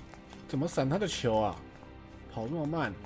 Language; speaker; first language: Chinese; native; Chinese